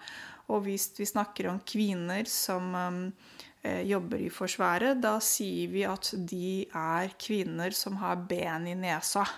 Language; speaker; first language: Norwegian; non-native, fluent; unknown